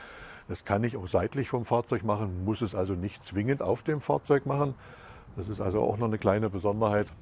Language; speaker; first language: German; native; German